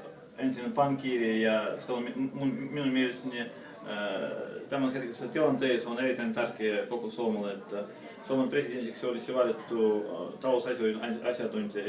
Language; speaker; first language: Finnish; non-native, fluent; Russian